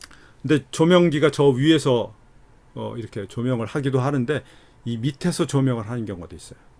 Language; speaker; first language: Korean; native; Korean